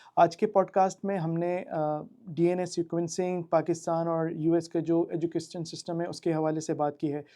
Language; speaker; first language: Urdu; native; Urdu